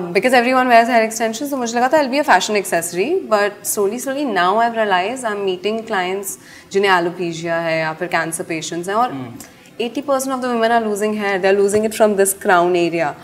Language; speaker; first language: English; non-native, local second language; Hindi